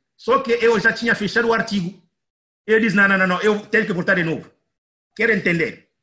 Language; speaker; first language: Portuguese; non-native, fluent; Lingala